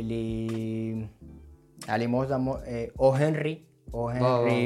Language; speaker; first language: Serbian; non-native, learner; Spanish